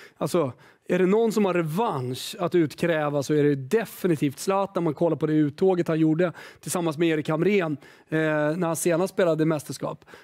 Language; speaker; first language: Swedish; native; Swedish